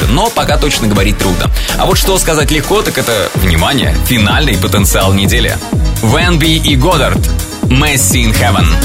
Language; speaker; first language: Russian; native; Russian